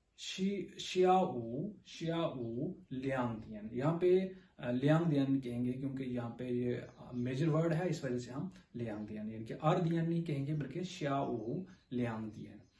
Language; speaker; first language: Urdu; native; Urdu